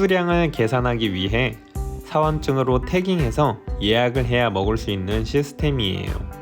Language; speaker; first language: Korean; native; Korean